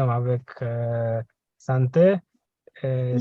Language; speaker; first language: French; non-native, learner; Russian